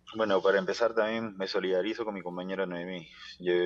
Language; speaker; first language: Spanish; native; Spanish